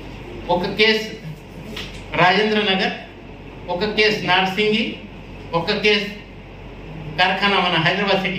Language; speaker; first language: Telugu; native; Telugu